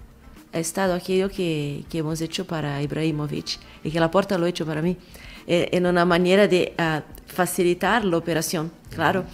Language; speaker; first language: Spanish; non-native, fluent; Portuguese